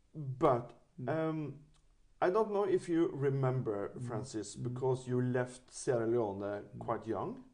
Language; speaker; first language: English; non-native, fluent; Norwegian